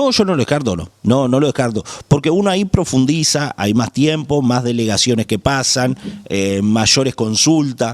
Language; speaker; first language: Spanish; native; Spanish